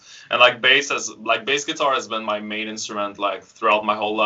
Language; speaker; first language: English; native; English